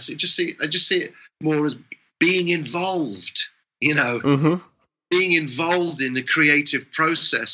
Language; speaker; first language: English; native; English